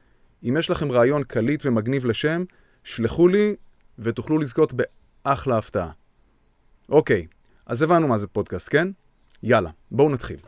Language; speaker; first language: Hebrew; native; Hebrew